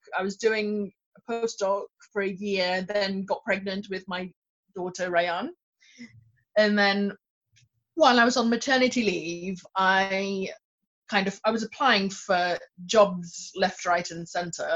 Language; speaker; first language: English; non-native, local second language; Swahili